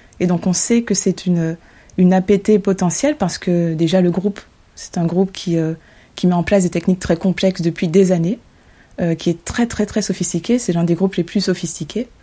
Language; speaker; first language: French; native; French